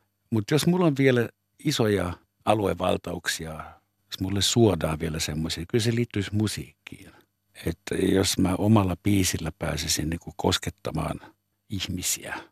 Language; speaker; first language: Finnish; non-native, fluent; German